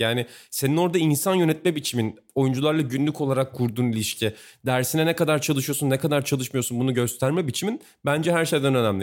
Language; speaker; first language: Turkish; native; Turkish